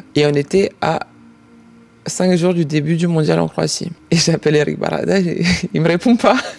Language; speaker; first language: French; early bilingual, other home language; Croatian